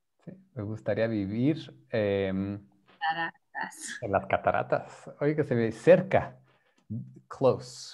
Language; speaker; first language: Spanish; non-native, fluent; English